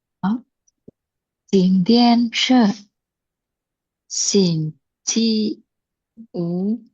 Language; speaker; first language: Chinese; non-native, learner; Indonesian